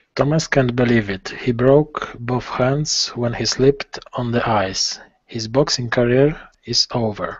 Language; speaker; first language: English; non-native, learner; Polish